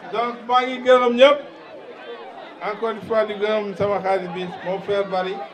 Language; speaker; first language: Wolof; non-native, local second language; Fula